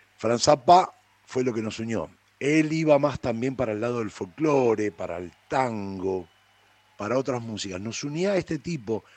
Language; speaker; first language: Spanish; native; Spanish